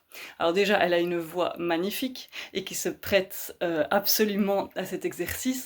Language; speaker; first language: French; native; French